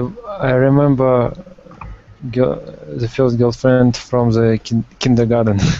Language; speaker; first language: English; non-native, learner; Russian